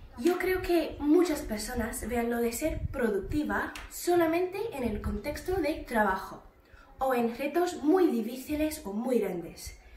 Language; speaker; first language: Spanish; non-native, fluent; English